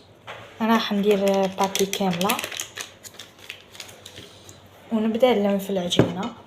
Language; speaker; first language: Arabic; native; Arabic